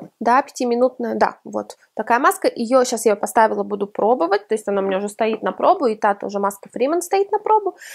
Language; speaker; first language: Russian; early bilingual, heritage; Russian